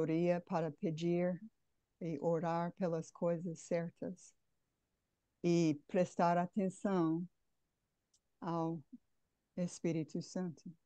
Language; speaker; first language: Portuguese; non-native, fluent; English